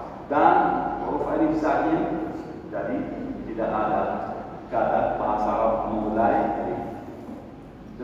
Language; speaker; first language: Indonesian; non-native, learner; Arabic